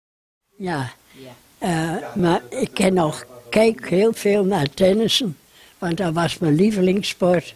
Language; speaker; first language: Dutch; native; Dutch